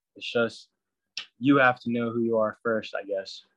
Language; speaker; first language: English; native; English